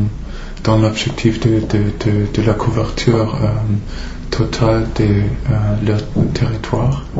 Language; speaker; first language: French; non-native, fluent; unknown